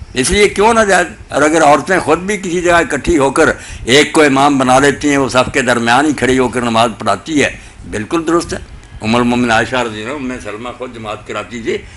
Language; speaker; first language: Urdu; non-native, local second language; Punjabi